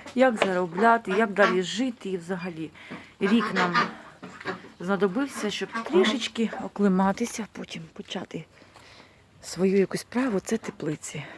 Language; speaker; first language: Ukrainian; non-native, local second language; Russian